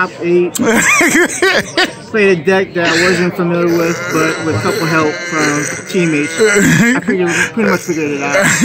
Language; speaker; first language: English; native; English